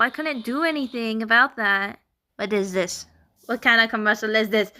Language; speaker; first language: English; native; English